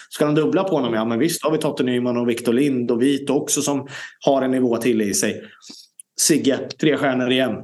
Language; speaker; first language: Swedish; native; Swedish